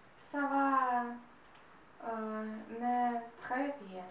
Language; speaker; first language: French; non-native, learner; Russian